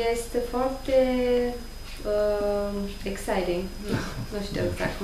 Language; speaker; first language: Romanian; non-native, learner; English